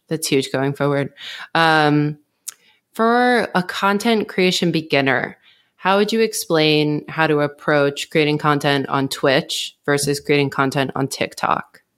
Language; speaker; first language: English; native; English